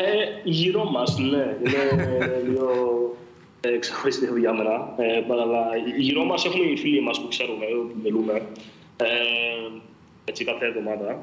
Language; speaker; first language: Greek; early bilingual, other home language; English